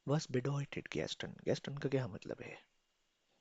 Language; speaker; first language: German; non-native, fluent; Urdu